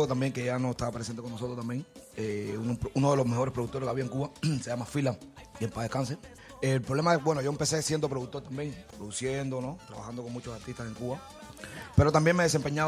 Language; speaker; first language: Spanish; native; Spanish